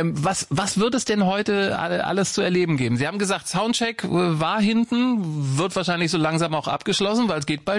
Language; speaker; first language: German; native; German